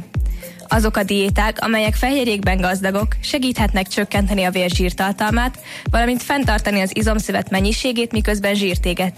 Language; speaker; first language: Hungarian; native; Hungarian